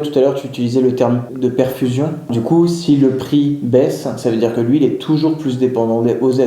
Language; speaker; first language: French; native; French